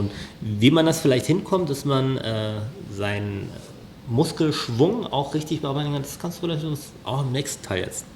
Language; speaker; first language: German; native; German